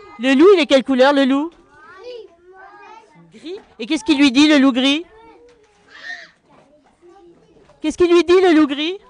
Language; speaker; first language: French; native; French